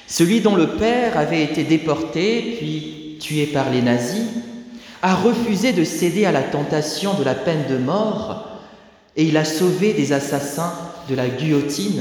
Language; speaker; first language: French; native; French